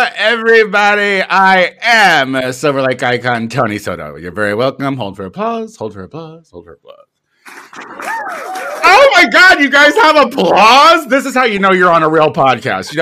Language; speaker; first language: English; native; English